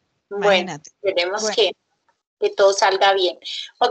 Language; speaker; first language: Spanish; native; Spanish